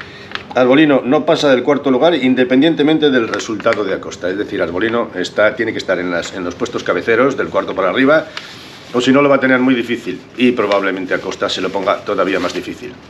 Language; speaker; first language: Spanish; native; Spanish